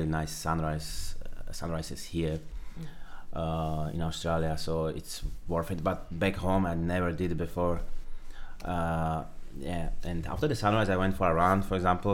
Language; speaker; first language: English; non-native, fluent; Slovak